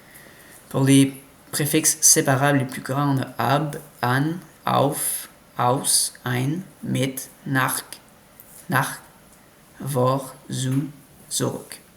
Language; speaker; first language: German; non-native, learner; French